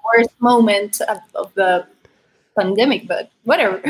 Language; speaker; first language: English; non-native, fluent; Spanish